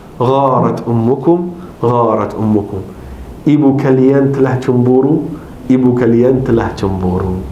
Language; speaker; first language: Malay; non-native, fluent; Arabic